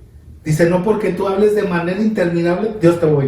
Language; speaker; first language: Spanish; native; Spanish